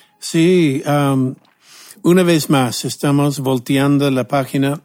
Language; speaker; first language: Spanish; non-native, fluent; English